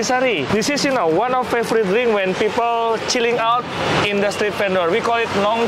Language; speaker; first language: English; non-native, fluent; Indonesian